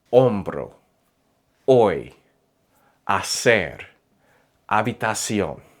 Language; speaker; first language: Spanish; non-native, fluent; English